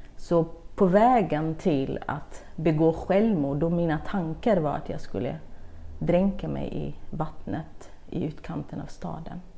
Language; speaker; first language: Swedish; non-native, fluent; Kurdish